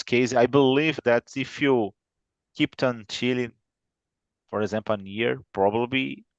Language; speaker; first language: English; non-native, fluent; Portuguese